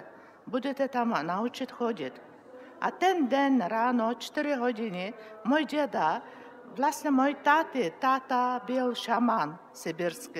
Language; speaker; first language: Czech; non-native, learner; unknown